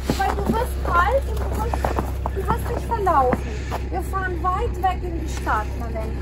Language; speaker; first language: German; non-native, learner; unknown